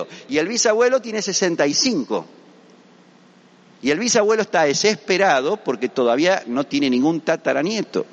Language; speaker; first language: Spanish; native; Spanish